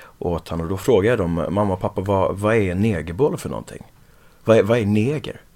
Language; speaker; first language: Swedish; early bilingual, other home language; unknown